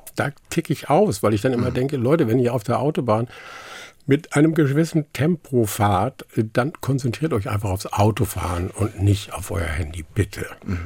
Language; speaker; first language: German; non-native, local second language; Low German